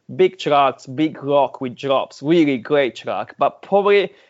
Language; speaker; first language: English; non-native, fluent; Italian